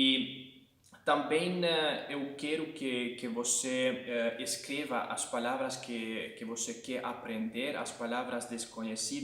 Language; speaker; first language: Portuguese; non-native, fluent; Hungarian